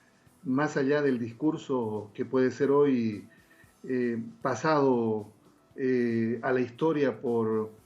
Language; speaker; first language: Spanish; native; Spanish